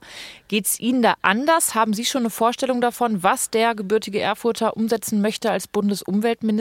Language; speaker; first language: German; native; German